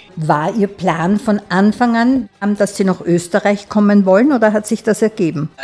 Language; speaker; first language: German; native; German